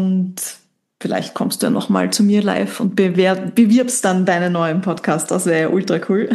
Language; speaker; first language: German; native; German